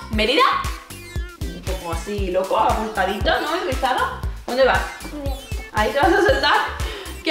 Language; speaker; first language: Spanish; native; Spanish